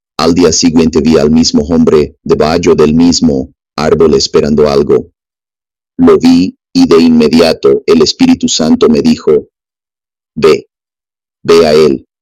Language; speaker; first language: Spanish; non-native, fluent; English